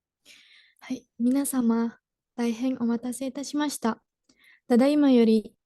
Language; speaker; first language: Japanese; non-native, learner; Indonesian